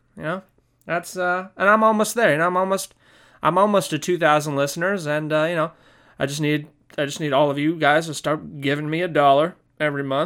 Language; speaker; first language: English; native; English